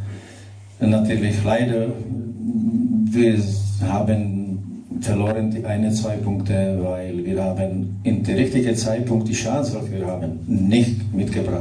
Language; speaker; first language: German; non-native, fluent; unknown